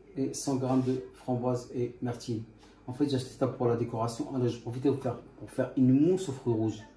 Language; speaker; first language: French; non-native, local second language; Arabic